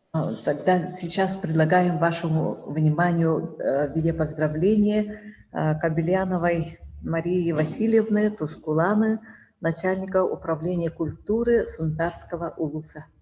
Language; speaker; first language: Russian; native; Russian